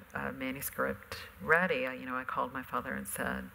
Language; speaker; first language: English; native; English